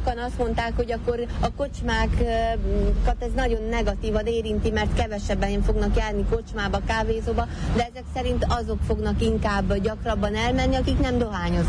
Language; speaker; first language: Hungarian; native; Hungarian